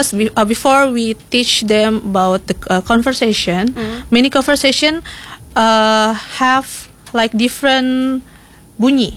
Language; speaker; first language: English; non-native, learner; Indonesian